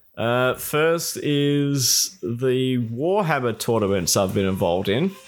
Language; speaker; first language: English; native; English